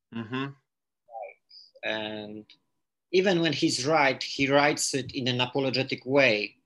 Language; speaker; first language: English; non-native, fluent; Polish